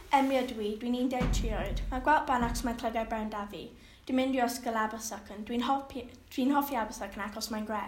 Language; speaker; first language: Welsh; non-native, learner; English